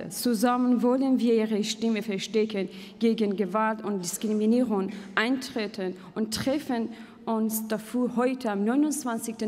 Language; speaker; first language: German; non-native, fluent; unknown